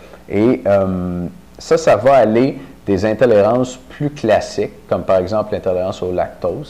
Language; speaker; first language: French; native; French